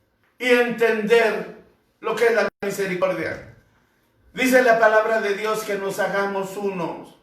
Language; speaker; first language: Spanish; native; Spanish